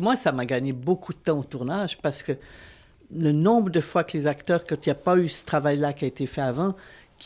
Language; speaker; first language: French; native; French